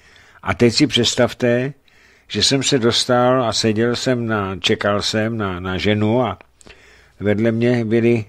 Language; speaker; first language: Czech; native; Czech